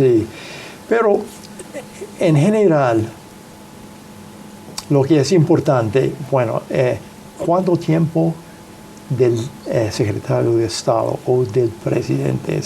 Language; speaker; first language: Spanish; non-native, fluent; English